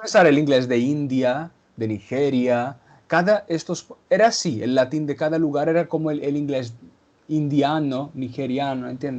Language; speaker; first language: Spanish; non-native, fluent; Portuguese